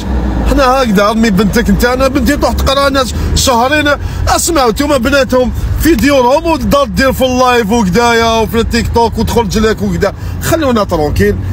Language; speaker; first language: Arabic; native; Arabic